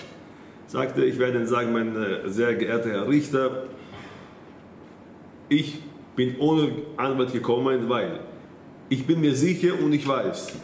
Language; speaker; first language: German; non-native, fluent; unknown